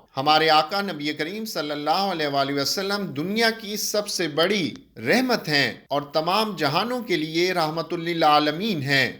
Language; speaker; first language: Urdu; native; Urdu